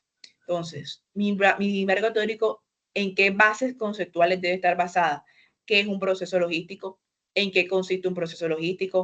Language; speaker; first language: Spanish; native; Spanish